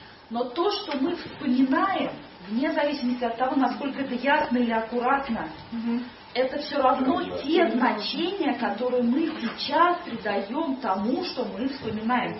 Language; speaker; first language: Russian; native; Russian